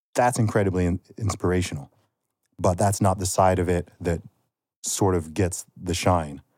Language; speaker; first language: English; native; English